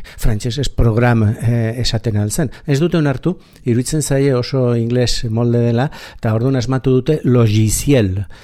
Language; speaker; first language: Basque; native; Basque